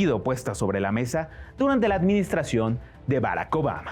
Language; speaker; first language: Spanish; native; Spanish